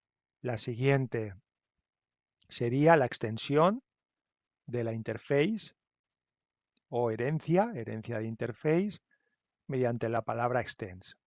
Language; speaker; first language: Spanish; native; Spanish